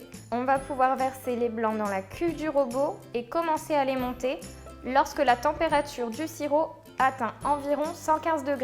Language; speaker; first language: French; native; French